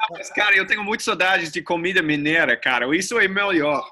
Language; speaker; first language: Portuguese; non-native, learner; English